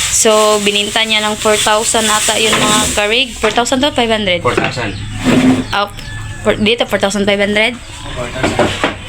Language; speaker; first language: Filipino; non-native, local second language; Cebuano